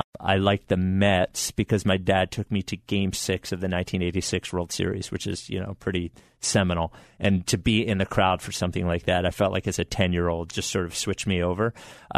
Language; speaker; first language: English; native; English